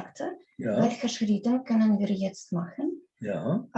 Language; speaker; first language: German; non-native, learner; Russian